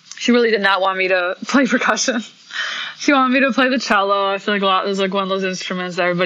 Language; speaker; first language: English; early bilingual, other home language; Polish